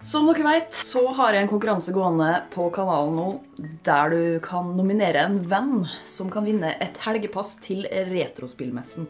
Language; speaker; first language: Norwegian; native; Norwegian